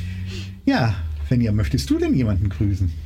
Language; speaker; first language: German; native; German